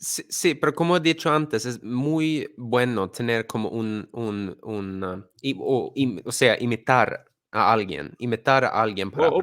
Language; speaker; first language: Spanish; non-native, fluent; Swedish